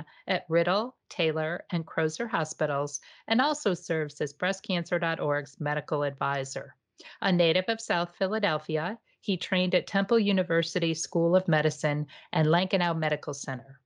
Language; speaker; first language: English; native; English